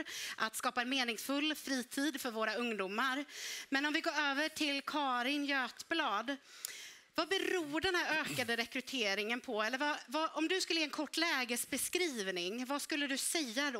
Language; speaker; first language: Swedish; native; Swedish